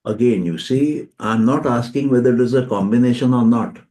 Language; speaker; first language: English; non-native, local second language; Hindi